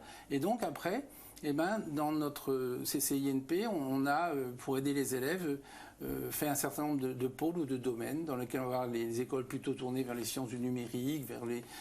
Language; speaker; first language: French; native; French